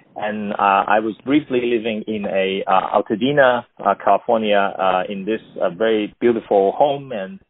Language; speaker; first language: English; non-native, local second language; Cantonese